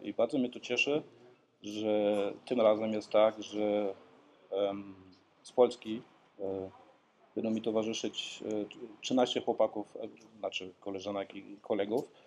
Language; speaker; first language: Polish; early bilingual, heritage; Polish